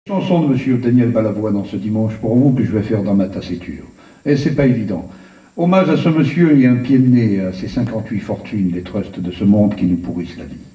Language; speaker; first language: French; native; French